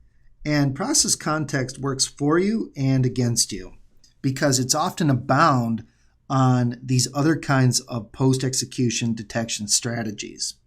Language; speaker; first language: English; native; English